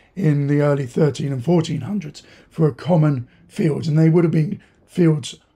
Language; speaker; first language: English; native; English